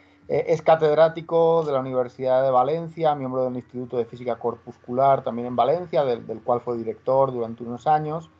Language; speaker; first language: Spanish; native; Spanish